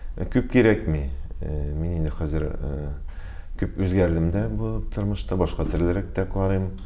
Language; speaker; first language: Tatar; native; Tatar